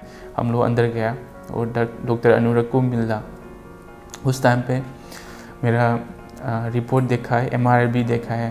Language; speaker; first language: Hindi; non-native, local second language; Manipuri